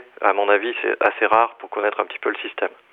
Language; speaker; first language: French; native; French